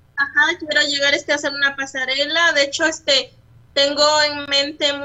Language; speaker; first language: Spanish; native; Spanish